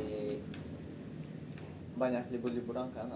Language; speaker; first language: Indonesian; non-native, learner; Tajik